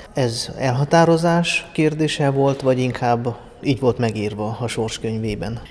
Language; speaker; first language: Hungarian; native; Hungarian